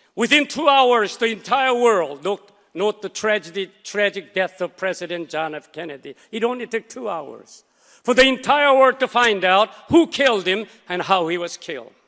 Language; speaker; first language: English; non-native, fluent; Korean